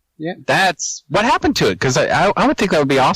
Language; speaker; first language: English; native; English